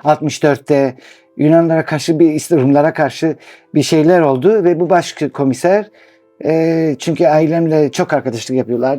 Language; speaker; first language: Turkish; non-native, local second language; Greek